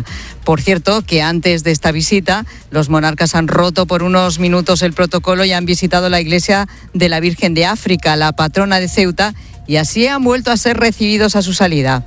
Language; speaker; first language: Spanish; native; Spanish